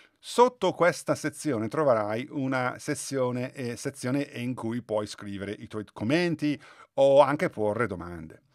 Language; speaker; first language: Italian; non-native, fluent; English